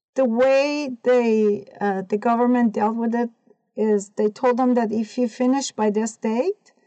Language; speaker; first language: English; non-native, fluent; Persian